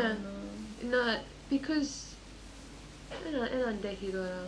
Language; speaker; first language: Greek; early bilingual, heritage; Greek